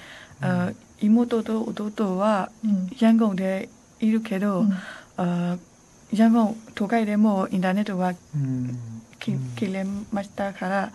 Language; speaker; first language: Japanese; non-native, learner; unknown